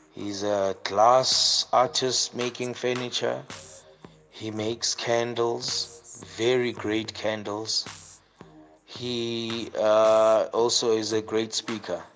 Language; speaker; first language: English; non-native, local second language; Southern Sotho